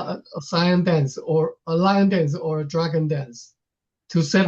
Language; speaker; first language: English; non-native, fluent; Chinese